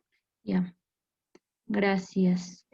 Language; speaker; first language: Spanish; native; Spanish